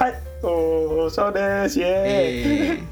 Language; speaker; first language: Japanese; non-native, learner; Indonesian